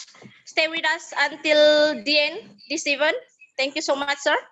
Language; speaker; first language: English; non-native, fluent; Indonesian